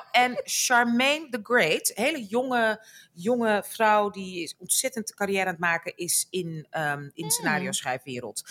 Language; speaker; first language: Dutch; native; Dutch